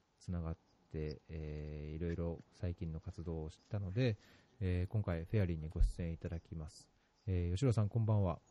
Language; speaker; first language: Japanese; native; Japanese